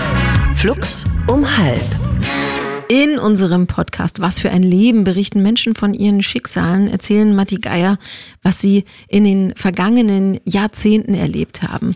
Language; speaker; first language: German; native; German